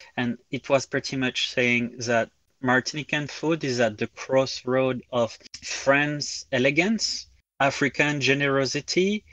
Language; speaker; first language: English; non-native, fluent; French